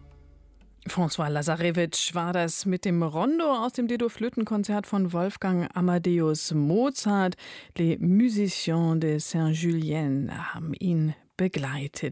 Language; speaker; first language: German; native; German